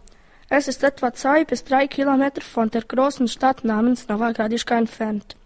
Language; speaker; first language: German; early bilingual, other home language; Croatian